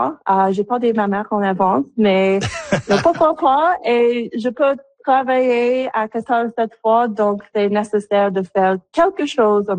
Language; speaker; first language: French; non-native, local second language; English